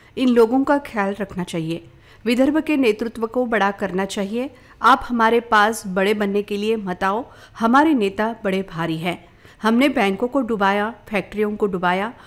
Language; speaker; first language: Hindi; non-native, local second language; Marathi